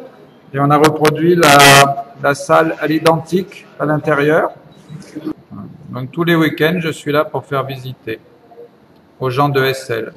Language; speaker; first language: French; native; French